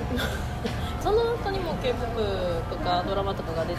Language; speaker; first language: Japanese; native; Japanese